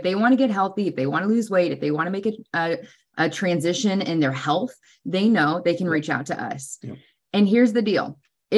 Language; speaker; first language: English; native; English